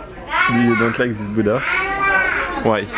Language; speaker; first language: English; non-native, learner; French